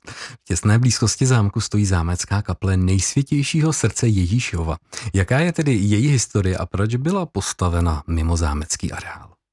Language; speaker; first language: Czech; native; Czech